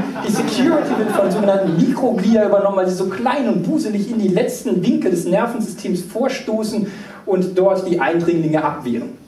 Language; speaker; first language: German; native; German